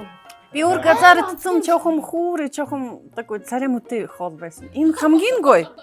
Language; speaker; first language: Mongolian; non-native, learner; Russian